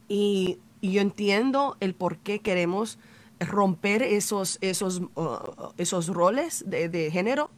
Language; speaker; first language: Spanish; early bilingual, heritage; Spanish